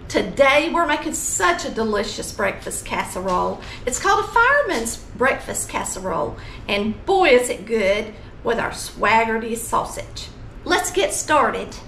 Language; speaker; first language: English; native; English